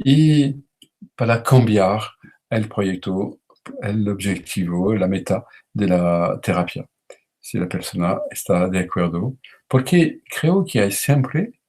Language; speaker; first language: Spanish; non-native, learner; French